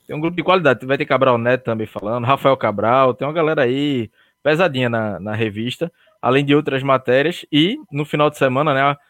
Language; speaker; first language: Portuguese; native; Portuguese